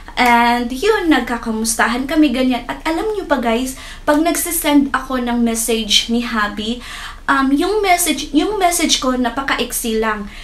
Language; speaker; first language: Filipino; non-native, local second language; Cebuano